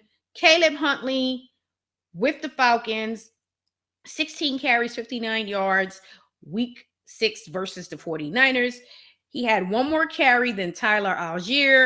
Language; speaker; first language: English; native; English